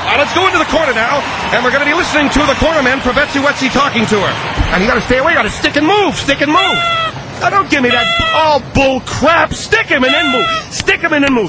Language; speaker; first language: English; native; English